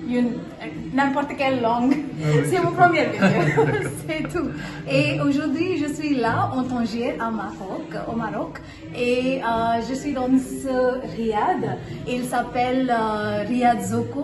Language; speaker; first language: French; non-native, learner; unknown